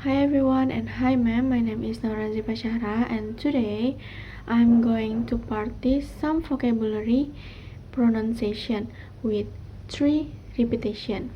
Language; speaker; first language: English; non-native, learner; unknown